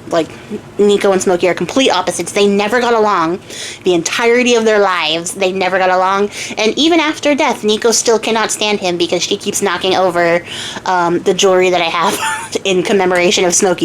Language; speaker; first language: English; native; English